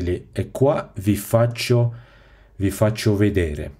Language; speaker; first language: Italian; non-native, fluent; Russian